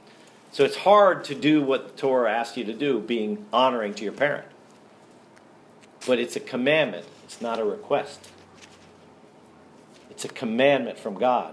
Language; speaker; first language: English; native; English